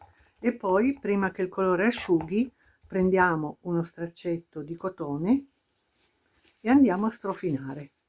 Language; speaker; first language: Italian; native; Italian